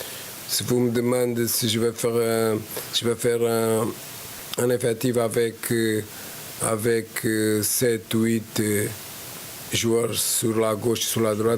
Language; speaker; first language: French; non-native, fluent; Portuguese